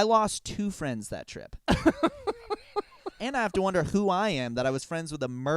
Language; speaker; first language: English; native; English